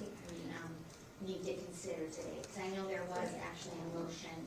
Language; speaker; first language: English; native; English